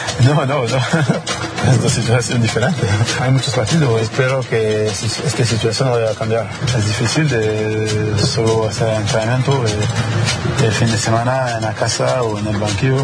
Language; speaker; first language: Spanish; non-native, learner; French